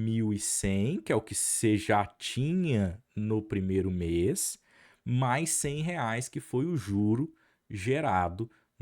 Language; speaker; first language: Portuguese; native; Portuguese